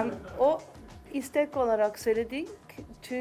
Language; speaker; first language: Turkish; non-native, learner; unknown